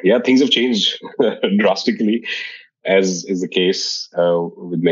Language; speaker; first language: English; non-native, local second language; Hindi